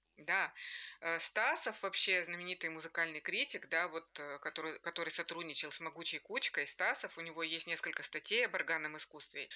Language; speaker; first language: Russian; native; Russian